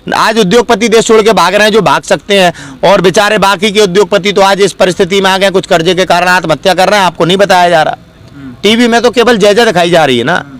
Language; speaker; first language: Hindi; native; Hindi